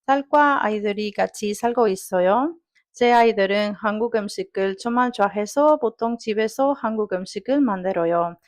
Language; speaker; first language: Korean; non-native, learner; Italian